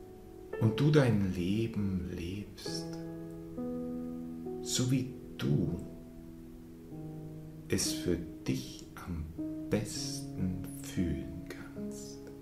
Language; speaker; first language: German; native; German